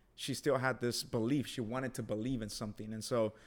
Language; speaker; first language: English; early bilingual, other home language; Spanish